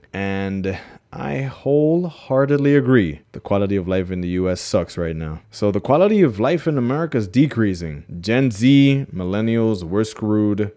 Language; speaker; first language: English; native; English